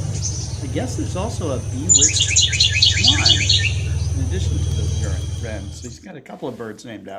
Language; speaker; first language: English; native; English